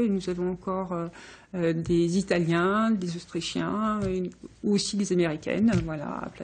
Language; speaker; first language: French; native; French